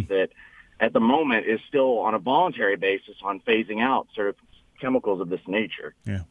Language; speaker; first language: English; native; English